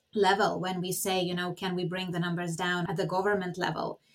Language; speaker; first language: English; non-native, fluent; Lithuanian